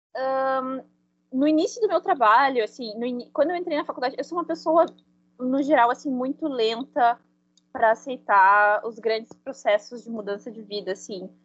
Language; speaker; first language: Portuguese; non-native, fluent; Spanish